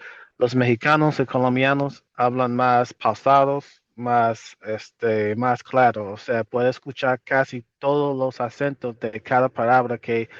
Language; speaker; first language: Spanish; non-native, fluent; English